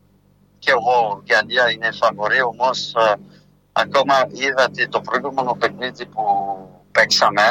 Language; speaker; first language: Greek; non-native, fluent; French